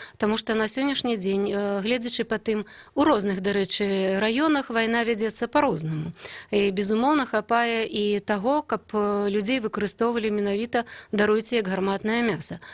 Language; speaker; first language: Belarusian; native; Belarusian